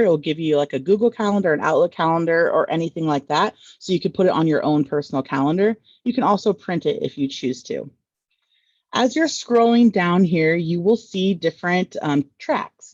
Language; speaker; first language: English; native; English